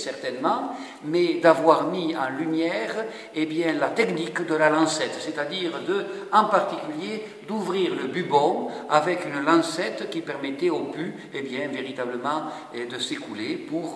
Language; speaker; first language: French; native; French